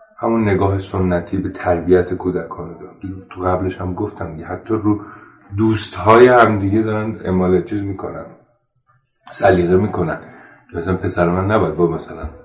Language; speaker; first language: Persian; non-native, local second language; Armenian